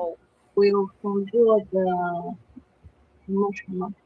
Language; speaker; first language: Chinese; non-native, learner; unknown